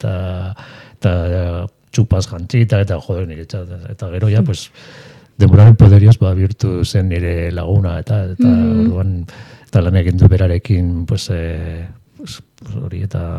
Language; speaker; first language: Basque; non-native, local second language; Spanish